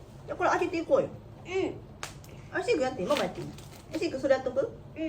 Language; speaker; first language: Japanese; native; Japanese